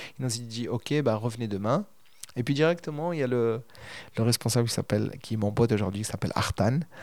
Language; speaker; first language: French; non-native, local second language; Arabic